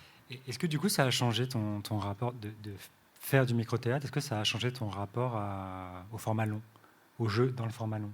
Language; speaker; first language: French; native; French